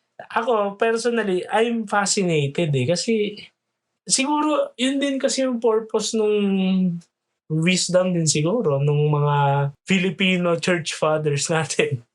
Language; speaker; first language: Filipino; native; Filipino